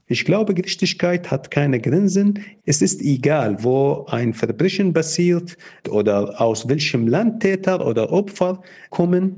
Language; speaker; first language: German; non-native, fluent; Arabic